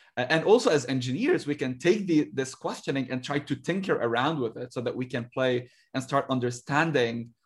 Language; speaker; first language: English; non-native, fluent; Arabic